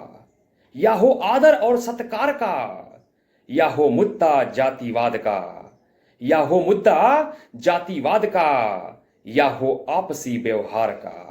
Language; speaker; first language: Hindi; native; Hindi